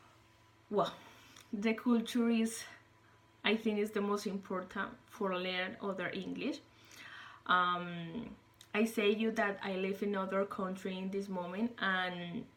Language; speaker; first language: English; non-native, learner; Spanish